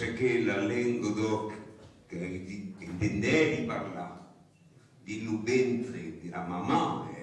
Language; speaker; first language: Italian; non-native, learner; Occitan